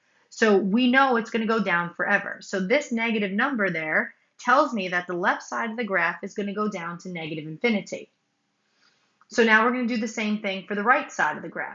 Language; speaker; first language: English; native; English